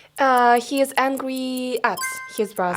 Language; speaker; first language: English; non-native, fluent; Vietnamese